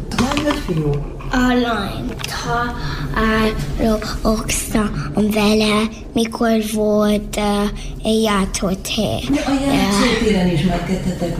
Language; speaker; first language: Hungarian; early bilingual, heritage; Hungarian